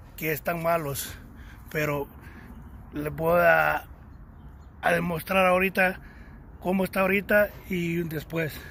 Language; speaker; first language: Spanish; native; Spanish